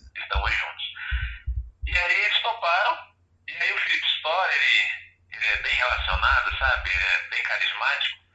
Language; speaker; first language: Portuguese; native; Portuguese